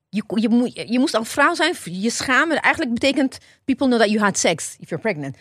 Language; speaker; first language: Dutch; non-native, fluent; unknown